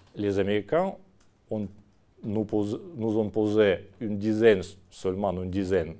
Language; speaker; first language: French; non-native, fluent; Russian